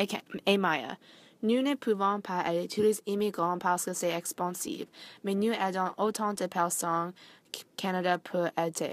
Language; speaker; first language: French; non-native, learner; English